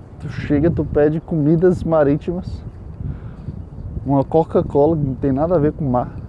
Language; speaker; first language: Portuguese; native; Portuguese